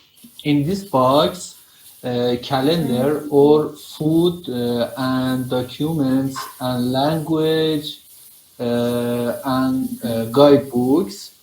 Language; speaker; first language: English; non-native, learner; Persian